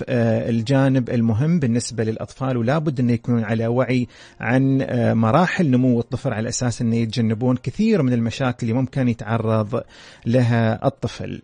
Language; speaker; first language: Arabic; native; Arabic